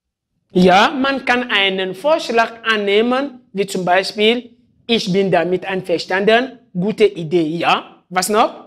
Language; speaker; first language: German; non-native, fluent; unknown